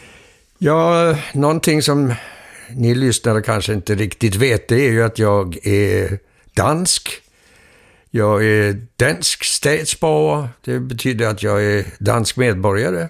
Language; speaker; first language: Swedish; early bilingual, heritage; Swedish